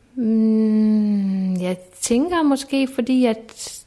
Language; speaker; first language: Danish; native; Danish